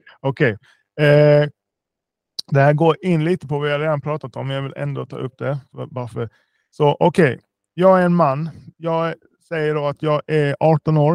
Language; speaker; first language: Swedish; early bilingual, other home language; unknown